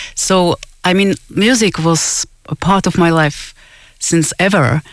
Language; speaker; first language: English; non-native, fluent; Czech